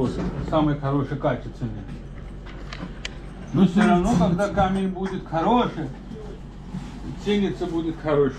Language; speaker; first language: Russian; non-native, learner; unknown